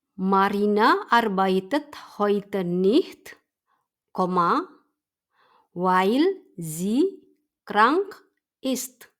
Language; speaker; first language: German; non-native, fluent; Indonesian